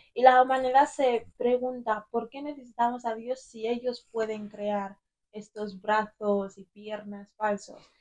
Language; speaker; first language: Spanish; early bilingual, other home language; English